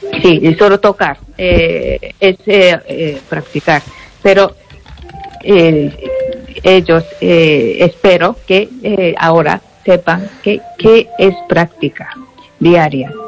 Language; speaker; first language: Spanish; non-native, learner; Japanese